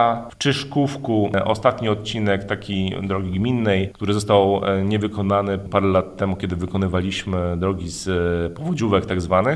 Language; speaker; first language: Polish; native; Polish